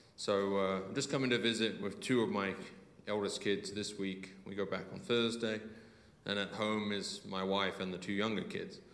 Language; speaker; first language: English; native; English